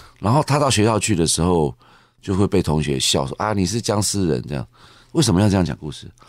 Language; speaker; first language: Chinese; native; Chinese